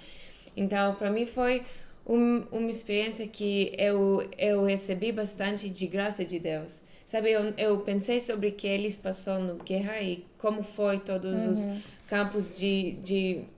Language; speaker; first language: Portuguese; non-native, fluent; Hebrew